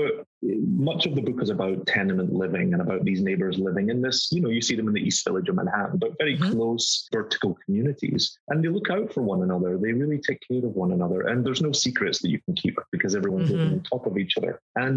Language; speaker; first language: English; native; English